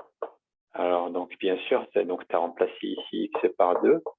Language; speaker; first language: French; native; French